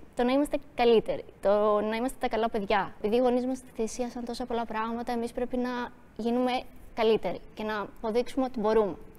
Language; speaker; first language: Greek; early bilingual, other home language; Albanian